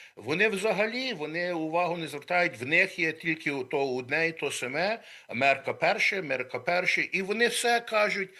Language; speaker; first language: Ukrainian; early bilingual, heritage; Ukrainian